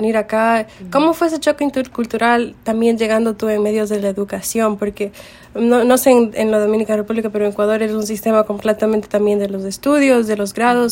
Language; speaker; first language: Spanish; early bilingual, heritage; Spanish